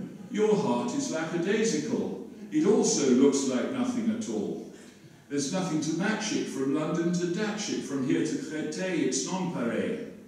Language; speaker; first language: English; native; English